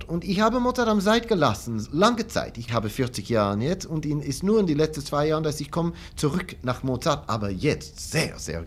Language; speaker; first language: German; non-native, learner; English